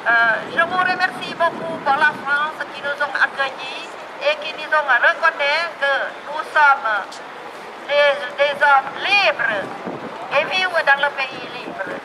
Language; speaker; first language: French; non-native, fluent; Lao